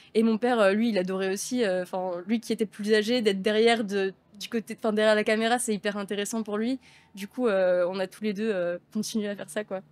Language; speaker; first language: French; native; French